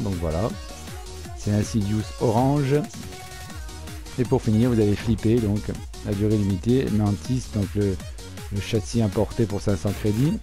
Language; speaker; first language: French; native; French